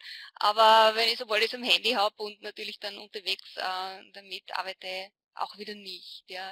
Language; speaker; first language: German; native; German